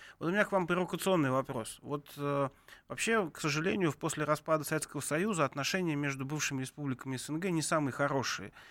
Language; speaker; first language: Russian; native; Russian